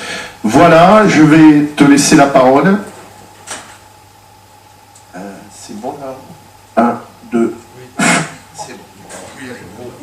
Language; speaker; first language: French; native; French